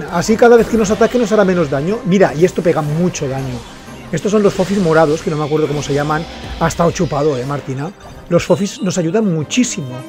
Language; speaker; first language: Spanish; native; Spanish